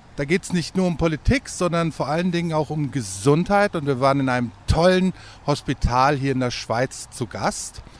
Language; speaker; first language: German; native; German